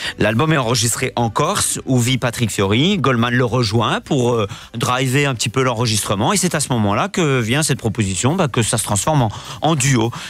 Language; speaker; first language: French; native; French